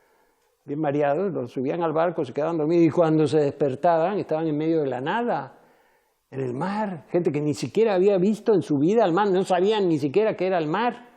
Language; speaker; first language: Spanish; native; Spanish